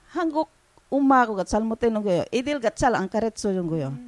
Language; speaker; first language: Korean; non-native, learner; Filipino